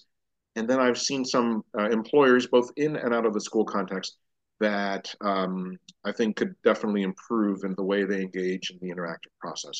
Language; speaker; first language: English; native; English